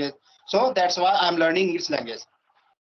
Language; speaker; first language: English; non-native, learner; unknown